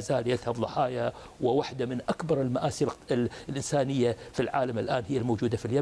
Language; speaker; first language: Arabic; native; Arabic